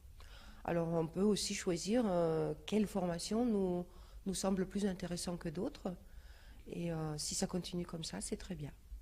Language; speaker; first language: French; non-native, fluent; German